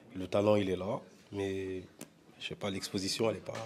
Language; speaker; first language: French; native; French